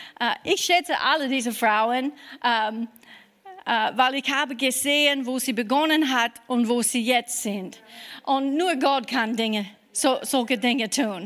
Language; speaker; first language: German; non-native, fluent; English